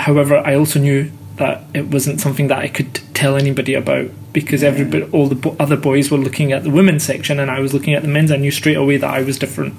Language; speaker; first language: English; native; English